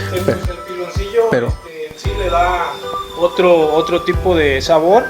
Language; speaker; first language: Spanish; native; Spanish